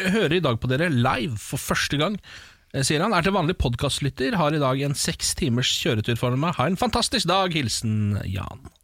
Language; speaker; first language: Norwegian; native; Norwegian